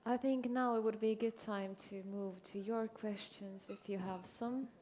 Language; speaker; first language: English; non-native, fluent; Finnish